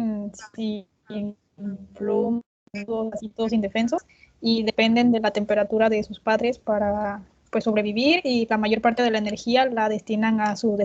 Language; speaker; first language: Spanish; native; Spanish